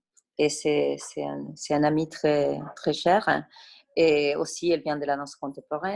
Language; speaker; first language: French; non-native, fluent; Spanish